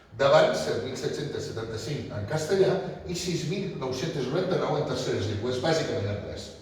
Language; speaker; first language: Catalan; non-native, local second language; Spanish